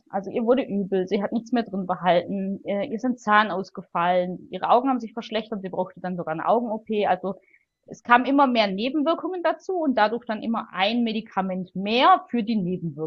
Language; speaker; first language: German; native; German